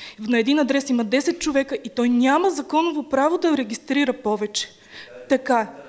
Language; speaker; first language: Bulgarian; native; Bulgarian